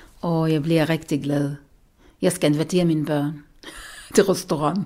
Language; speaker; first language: Danish; non-native, learner; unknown